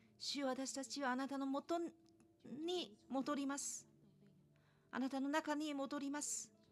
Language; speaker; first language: Japanese; non-native, fluent; Chinese